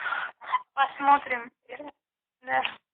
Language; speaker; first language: Russian; native; Russian